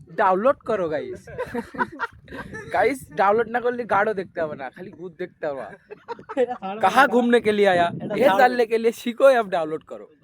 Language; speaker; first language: Hindi; non-native, local second language; Bangla